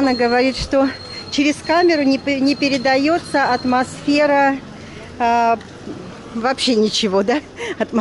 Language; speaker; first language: Russian; native; Russian